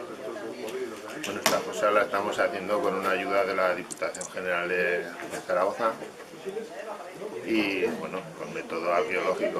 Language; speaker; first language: Spanish; native; Spanish